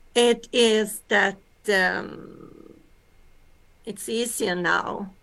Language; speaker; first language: English; early bilingual, other home language; Swedish